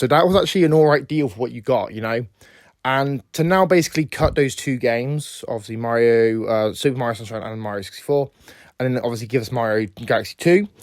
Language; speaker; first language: English; native; English